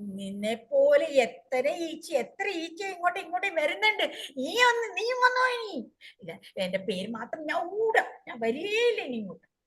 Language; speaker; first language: Malayalam; early bilingual, heritage; Malayalam